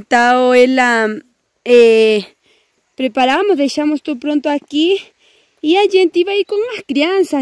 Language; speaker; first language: Spanish; non-native, fluent; Portuguese